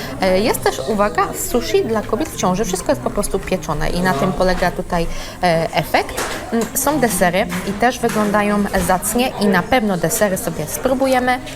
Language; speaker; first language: Polish; native; Polish